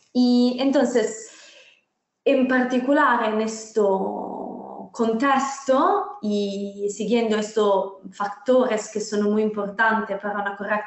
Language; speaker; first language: Spanish; non-native, fluent; Italian